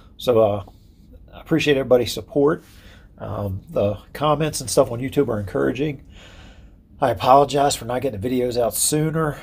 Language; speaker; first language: English; native; English